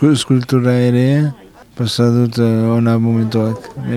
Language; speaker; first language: Basque; non-native, learner; French